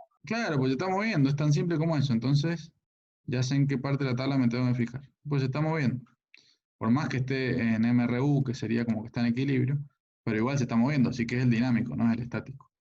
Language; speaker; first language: Spanish; native; Spanish